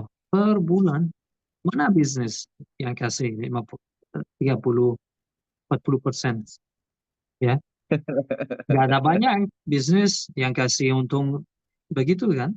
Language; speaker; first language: Indonesian; non-native, learner; Portuguese